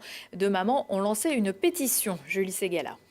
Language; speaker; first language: French; native; French